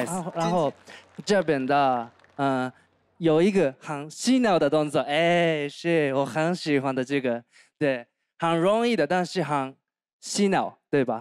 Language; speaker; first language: Chinese; non-native, learner; Japanese